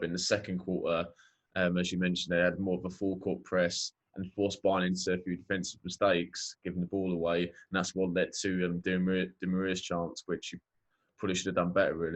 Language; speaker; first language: English; native; English